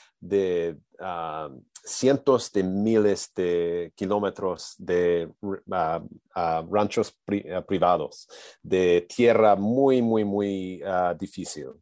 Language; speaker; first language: Spanish; non-native, learner; English